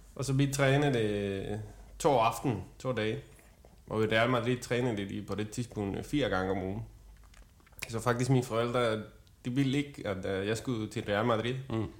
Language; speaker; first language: Danish; non-native, fluent; Spanish